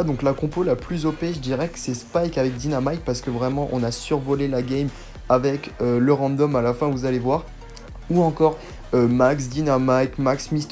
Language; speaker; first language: French; native; French